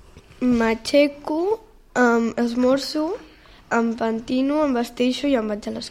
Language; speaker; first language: Catalan; non-native, local second language; Spanish